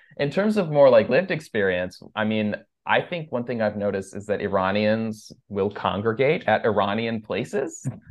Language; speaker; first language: English; early bilingual, other home language; Persian